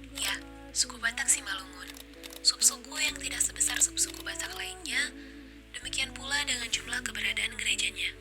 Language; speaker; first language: Indonesian; native; Indonesian